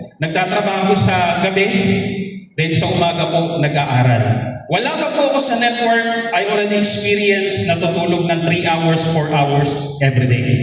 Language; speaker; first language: Filipino; non-native, local second language; Bikol